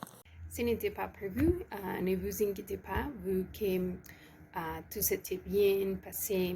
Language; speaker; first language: French; non-native, learner; Spanish